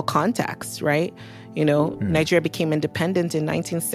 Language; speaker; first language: English; non-native, local second language; Yoruba